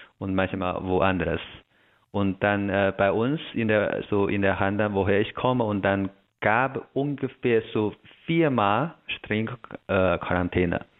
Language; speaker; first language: German; non-native, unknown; Chinese